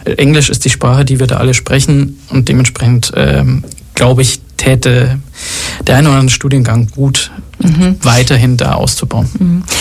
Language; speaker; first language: German; early bilingual, other home language; Arabic